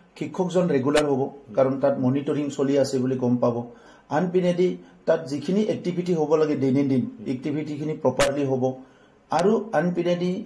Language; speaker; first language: Assamese; non-native, local second language; Bodo